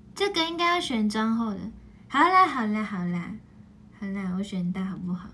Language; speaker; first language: Chinese; non-native, fluent; Japanese